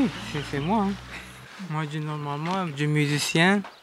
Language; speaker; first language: French; non-native, learner; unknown